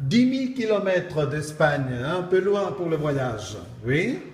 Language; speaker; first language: French; non-native, fluent; Spanish